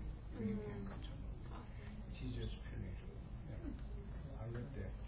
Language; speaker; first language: English; non-native, learner; Korean